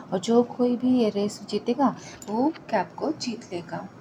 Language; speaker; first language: Hindi; native; Hindi